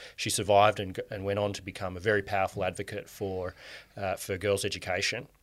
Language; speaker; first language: English; native; English